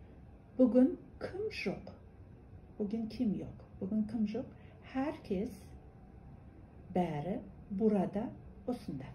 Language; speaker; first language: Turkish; non-native, fluent; Kazakh